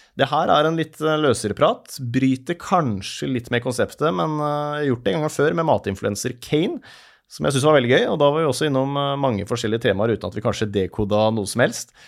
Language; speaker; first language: Norwegian; native; Norwegian